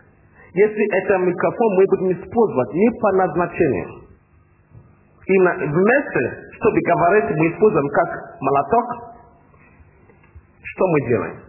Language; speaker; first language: Russian; non-native, learner; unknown